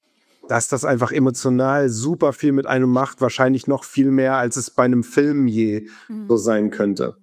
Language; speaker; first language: German; native; German